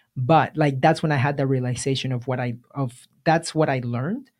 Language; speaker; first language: English; early bilingual, other home language; Spanish